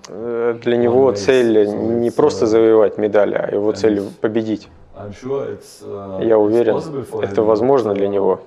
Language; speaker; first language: Russian; non-native, fluent; German